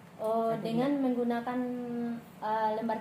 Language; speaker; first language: Indonesian; native; Indonesian